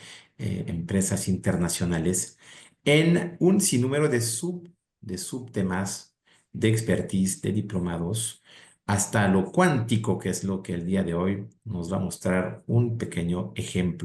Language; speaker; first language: Spanish; native; Spanish